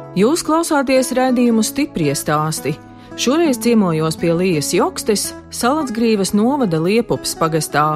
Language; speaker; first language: Latvian; native; Latvian